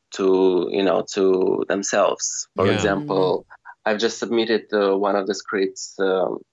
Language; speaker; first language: English; non-native, fluent; Russian